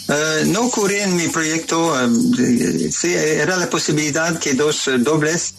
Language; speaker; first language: Spanish; non-native, learner; French